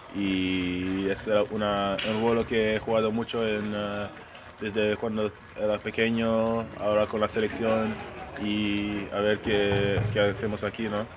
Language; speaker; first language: Spanish; non-native, fluent; English